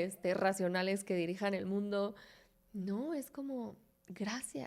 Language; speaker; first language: Spanish; native; Spanish